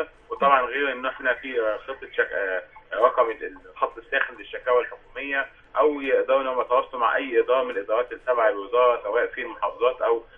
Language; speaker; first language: Arabic; native; Arabic